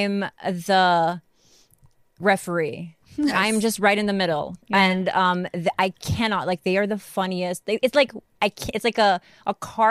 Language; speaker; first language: English; non-native, local second language; Filipino